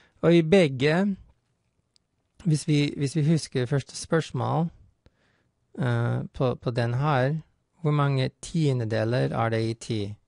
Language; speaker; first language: Norwegian; non-native, fluent; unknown